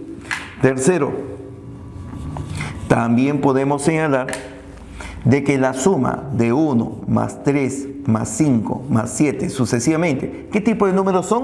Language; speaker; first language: Spanish; native; Spanish